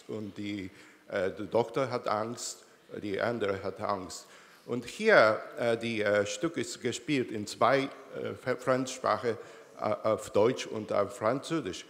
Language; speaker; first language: German; non-native, learner; Italian